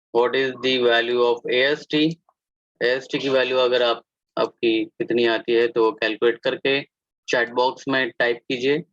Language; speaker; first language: Hindi; non-native, local second language; Marathi